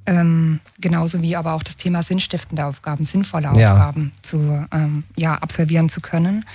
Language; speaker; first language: German; native; German